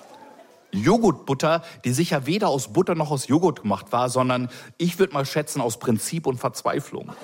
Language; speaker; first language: German; native; German